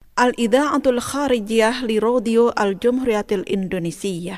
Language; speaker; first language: Arabic; non-native, fluent; Indonesian